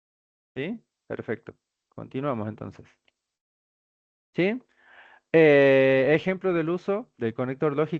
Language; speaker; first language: Spanish; native; Spanish